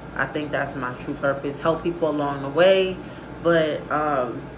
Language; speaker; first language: English; native; English